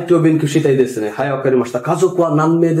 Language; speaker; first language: Japanese; non-native, fluent; Bangla